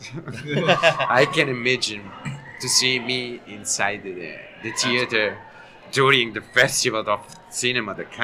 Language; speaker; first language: English; non-native, learner; Italian